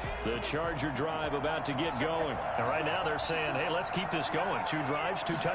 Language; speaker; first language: English; native; English